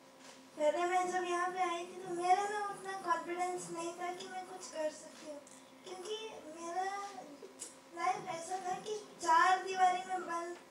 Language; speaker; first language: Hindi; non-native, local second language; Kannada